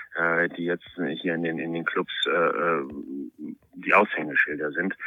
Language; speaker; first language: German; non-native, fluent; Polish